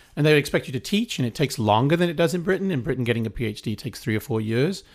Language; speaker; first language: English; native; English